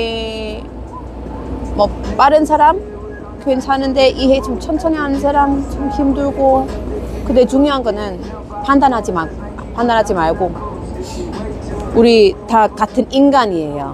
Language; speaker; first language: Korean; non-native, fluent; English